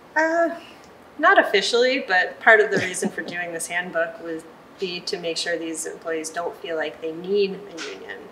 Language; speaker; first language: English; native; English